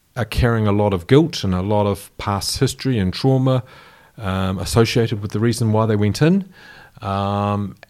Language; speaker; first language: English; native; English